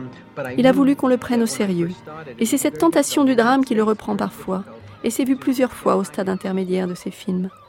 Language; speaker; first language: French; native; French